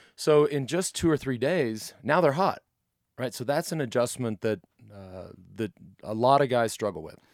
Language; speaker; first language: English; native; English